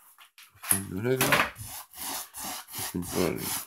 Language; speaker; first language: Spanish; non-native, local second language; Catalan